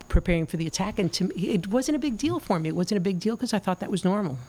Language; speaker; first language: English; early bilingual, other home language; Spanish